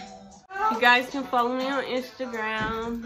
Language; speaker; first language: English; native; English